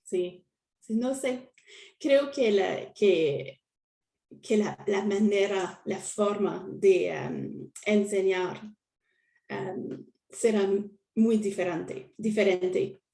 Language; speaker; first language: Spanish; non-native, learner; French